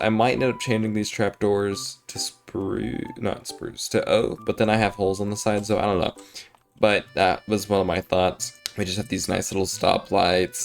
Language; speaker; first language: English; native; English